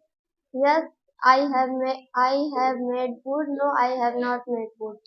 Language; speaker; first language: English; non-native, learner; Hindi